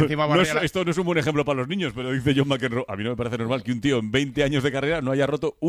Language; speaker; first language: Spanish; native; Spanish